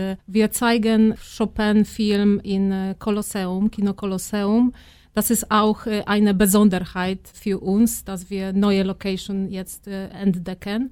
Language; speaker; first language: German; non-native, fluent; Polish